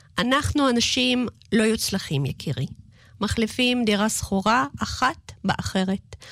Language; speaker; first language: Hebrew; non-native, fluent; Russian